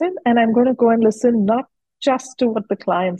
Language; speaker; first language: English; non-native, local second language; Hindi